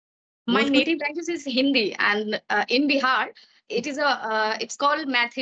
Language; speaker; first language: English; non-native, learner; Maithili